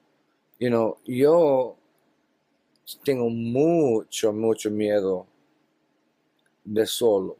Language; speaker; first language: Spanish; non-native, learner; English